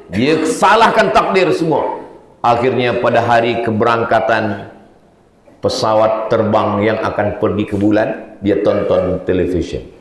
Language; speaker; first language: Malay; native; Malay